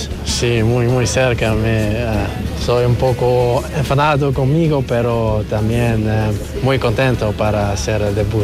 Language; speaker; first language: Spanish; non-native, learner; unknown